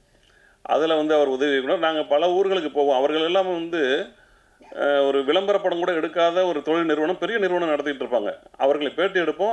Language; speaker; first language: Tamil; native; Tamil